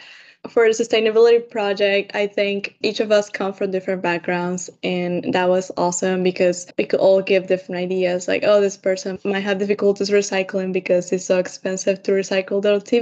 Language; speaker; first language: English; non-native, fluent; Spanish